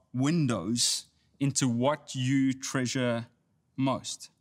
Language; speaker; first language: English; native; English